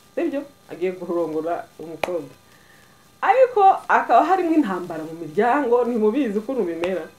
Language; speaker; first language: Kinyarwanda; early bilingual, heritage; Kinyarwanda